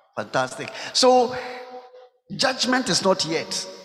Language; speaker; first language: English; non-native, local second language; Ga